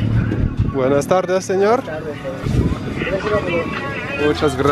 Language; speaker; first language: Spanish; non-native, learner; French